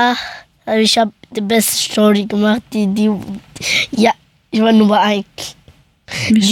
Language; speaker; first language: German; early bilingual, other home language; Persian